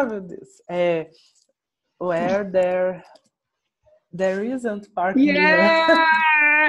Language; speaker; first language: English; non-native, learner; Portuguese